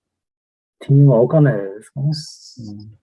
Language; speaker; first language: Japanese; non-native, fluent; Kyrgyz